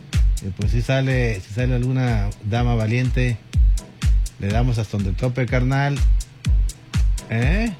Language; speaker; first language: Spanish; native; Spanish